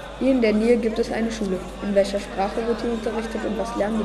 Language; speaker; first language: German; native; German